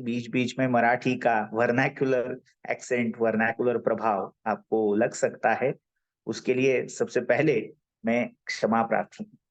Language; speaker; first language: Hindi; non-native, local second language; Marathi